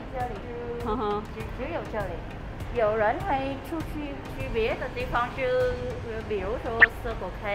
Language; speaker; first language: Chinese; non-native, learner; Vietnamese